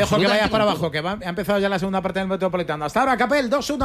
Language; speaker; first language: Spanish; native; Spanish